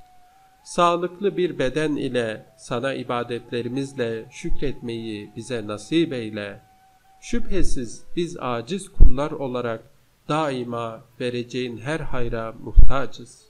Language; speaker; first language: Turkish; native; Turkish